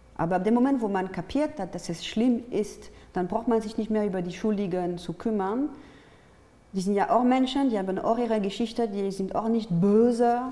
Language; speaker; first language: German; non-native, fluent; French